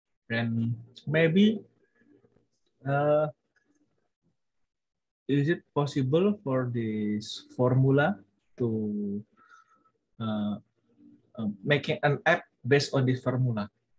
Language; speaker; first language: English; non-native, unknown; Indonesian